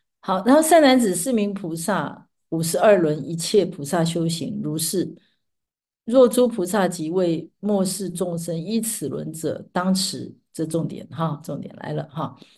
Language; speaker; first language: Chinese; native; Chinese